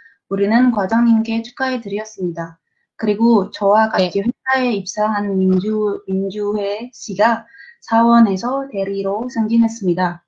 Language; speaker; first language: Korean; non-native, learner; Indonesian